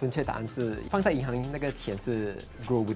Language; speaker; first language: Chinese; native; Chinese